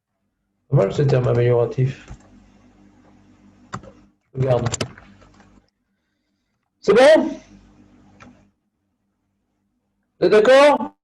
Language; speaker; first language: French; native; French